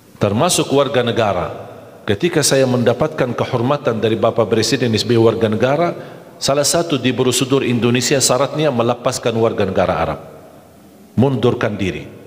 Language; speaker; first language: Malay; non-native, fluent; Arabic